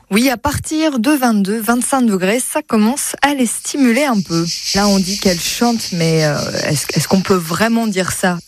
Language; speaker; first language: French; native; French